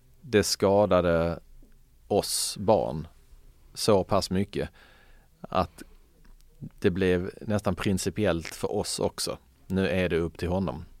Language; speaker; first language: Swedish; early bilingual, other home language; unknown